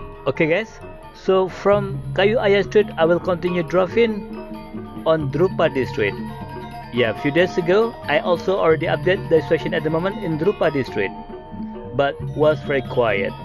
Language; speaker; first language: English; non-native, learner; Indonesian